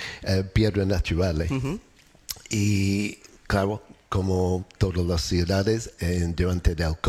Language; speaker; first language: Spanish; non-native, learner; English